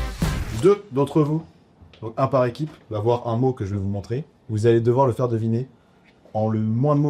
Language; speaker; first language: French; native; French